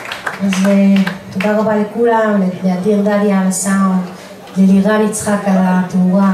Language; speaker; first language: Hebrew; native; Hebrew